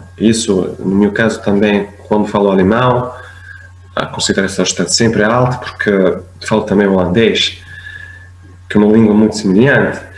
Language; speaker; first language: Portuguese; non-native, fluent; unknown